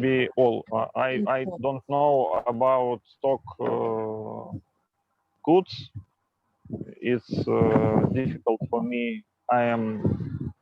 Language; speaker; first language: English; non-native, local second language; Russian